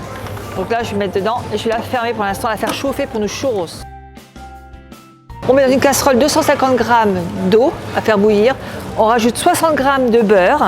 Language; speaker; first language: French; native; French